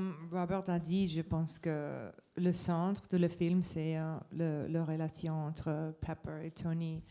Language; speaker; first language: French; non-native, learner; English